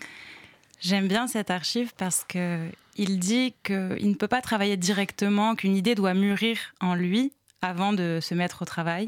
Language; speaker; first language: French; native; French